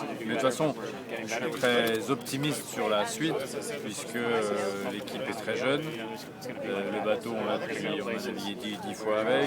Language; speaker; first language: French; native; French